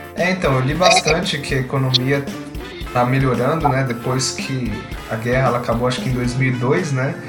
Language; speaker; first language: Portuguese; native; Portuguese